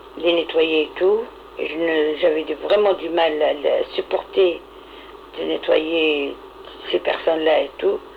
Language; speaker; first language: French; non-native, local second language; Arabic